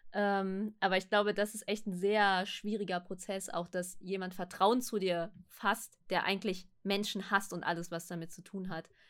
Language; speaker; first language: German; native; German